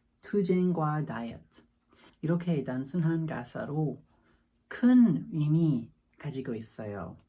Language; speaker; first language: Korean; non-native, learner; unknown